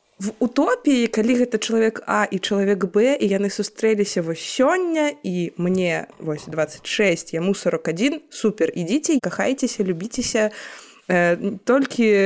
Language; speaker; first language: Belarusian; non-native, local second language; Russian